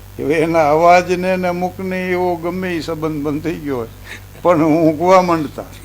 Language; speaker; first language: Gujarati; native; Gujarati